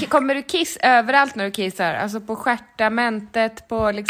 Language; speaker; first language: Swedish; native; Swedish